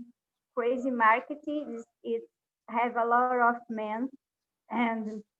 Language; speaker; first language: English; non-native, learner; Portuguese